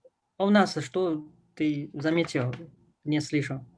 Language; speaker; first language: Russian; non-native, learner; Chinese